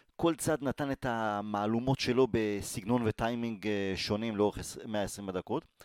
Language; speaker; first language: Hebrew; native; Hebrew